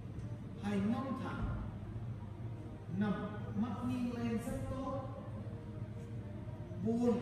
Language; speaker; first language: Vietnamese; non-native, learner; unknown